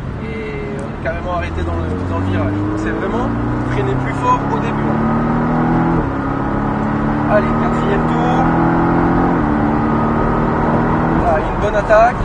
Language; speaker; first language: French; native; French